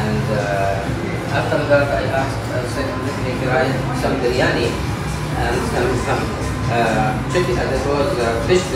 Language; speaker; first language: English; non-native, fluent; Arabic